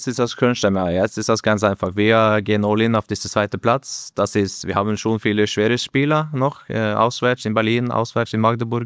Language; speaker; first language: German; non-native, learner; Norwegian